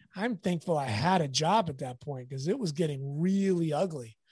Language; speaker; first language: English; native; English